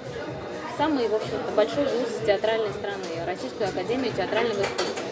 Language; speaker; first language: Russian; native; Russian